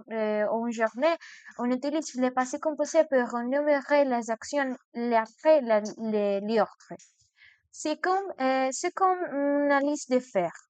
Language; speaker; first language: French; non-native, learner; Spanish